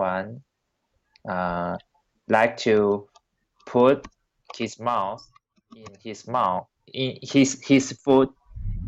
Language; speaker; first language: English; non-native, learner; Chinese